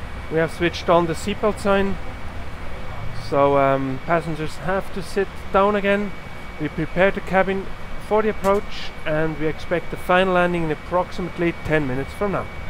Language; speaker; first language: English; non-native, fluent; German